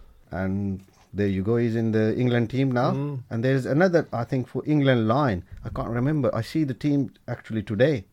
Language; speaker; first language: English; non-native, local second language; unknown